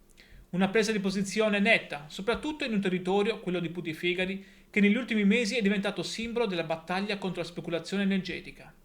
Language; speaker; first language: Italian; native; Italian